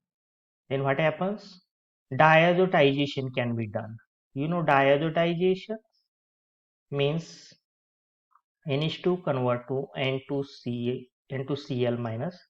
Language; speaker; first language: English; non-native, local second language; Marathi